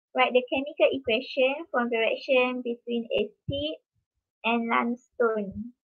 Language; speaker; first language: English; non-native, local second language; Malay